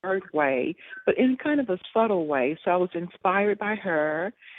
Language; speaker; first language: English; native; English